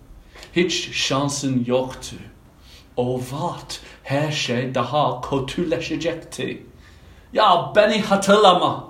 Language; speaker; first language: Turkish; non-native, fluent; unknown